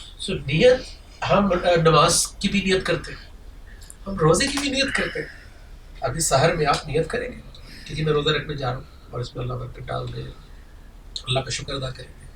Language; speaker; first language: Urdu; native; Urdu